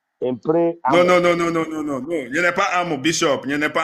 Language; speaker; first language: French; non-native, learner; Igbo